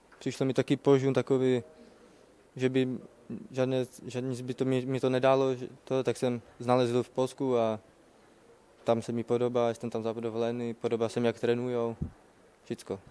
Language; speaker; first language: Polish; non-native, learner; Czech